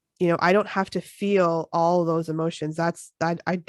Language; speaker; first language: English; native; English